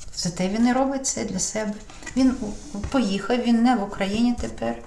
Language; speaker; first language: Ukrainian; non-native, local second language; Russian